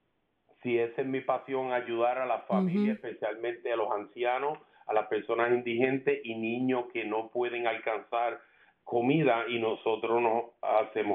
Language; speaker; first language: Spanish; early bilingual, heritage; Spanish